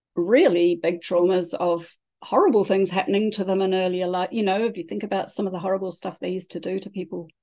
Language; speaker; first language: English; native; English